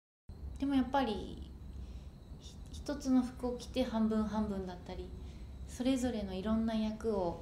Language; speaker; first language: Japanese; native; Japanese